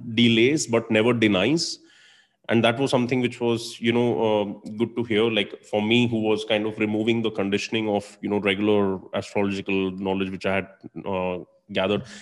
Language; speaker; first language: English; non-native, local second language; Hindi